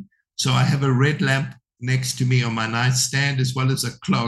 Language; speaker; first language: English; native; English